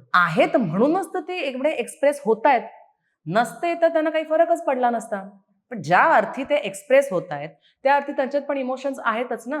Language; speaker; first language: Marathi; native; Marathi